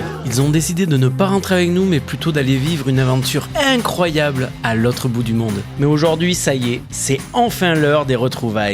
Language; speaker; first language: French; native; French